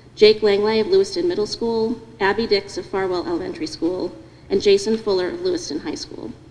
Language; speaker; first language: English; native; English